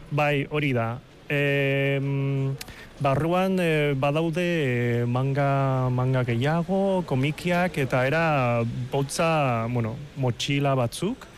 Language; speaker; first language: Basque; non-native, local second language; Spanish